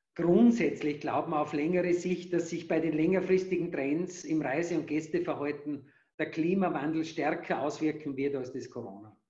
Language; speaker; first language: German; native; German